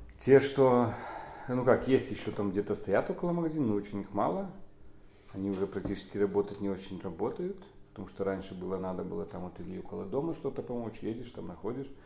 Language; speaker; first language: Russian; non-native, local second language; Polish